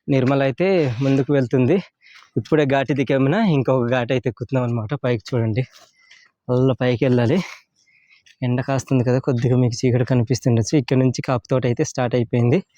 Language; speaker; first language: Telugu; native; Telugu